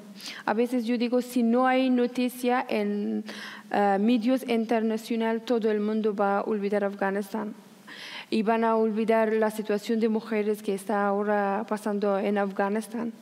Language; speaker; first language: Spanish; non-native, learner; Persian